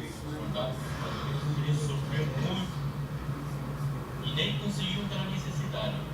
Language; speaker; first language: Portuguese; non-native, fluent; Arabic